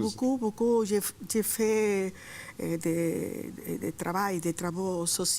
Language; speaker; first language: French; non-native, fluent; Spanish